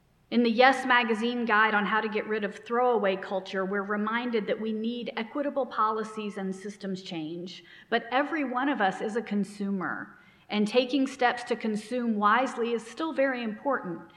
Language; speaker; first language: English; native; English